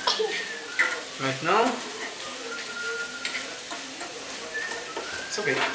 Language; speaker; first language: French; non-native, learner; Spanish